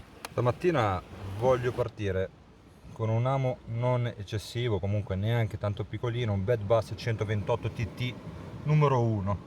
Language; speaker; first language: Italian; native; Italian